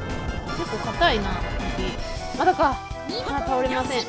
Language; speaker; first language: Japanese; native; Japanese